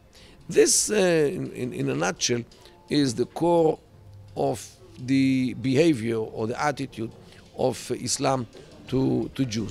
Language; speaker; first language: English; non-native, fluent; Hebrew